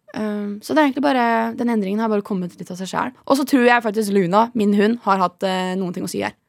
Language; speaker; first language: Norwegian; native; Norwegian